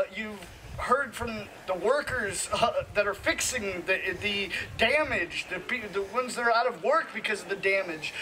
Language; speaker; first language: English; native; English